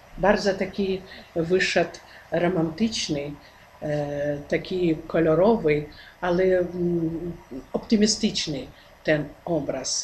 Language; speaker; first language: Polish; non-native, learner; Ukrainian